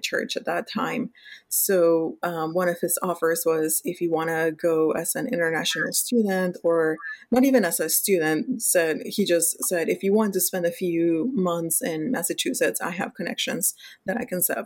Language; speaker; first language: English; non-native, fluent; Spanish